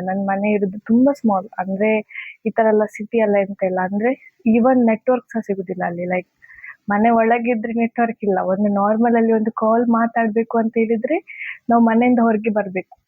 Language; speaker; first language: Kannada; native; Kannada